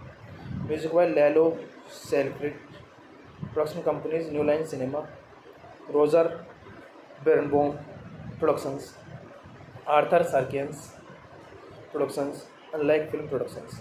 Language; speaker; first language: English; non-native, learner; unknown